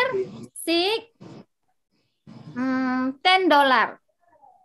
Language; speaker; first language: English; non-native, learner; Indonesian